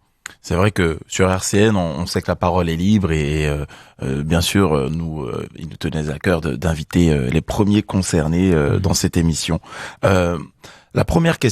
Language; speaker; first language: French; native; French